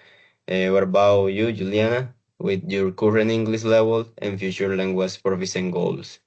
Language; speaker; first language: English; non-native, learner; Spanish